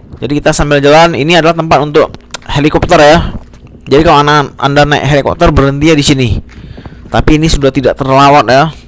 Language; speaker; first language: Indonesian; native; Indonesian